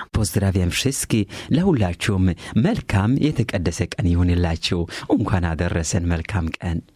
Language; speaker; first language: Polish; non-native, learner; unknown